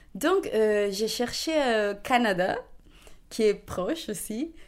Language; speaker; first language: French; non-native, fluent; Spanish